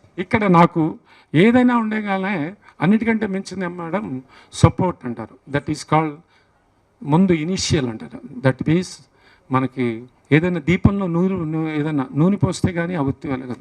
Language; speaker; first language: Telugu; native; Telugu